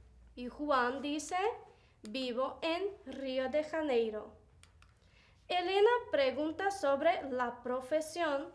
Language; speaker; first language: Spanish; non-native, fluent; Portuguese